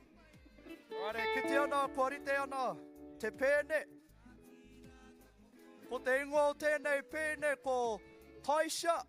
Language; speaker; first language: Māori; non-native, local second language; English